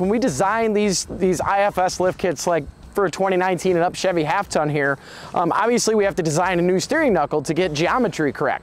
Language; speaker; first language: English; native; English